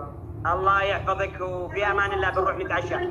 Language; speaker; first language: Arabic; native; Arabic